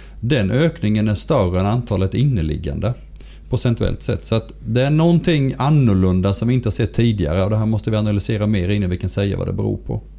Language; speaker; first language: Swedish; native; Swedish